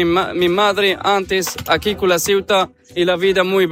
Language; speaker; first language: Spanish; non-native, learner; Arabic